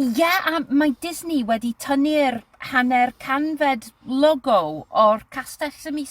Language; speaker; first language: Welsh; non-native, learner; English